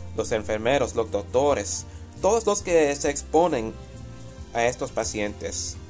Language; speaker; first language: Spanish; early bilingual, heritage; Spanish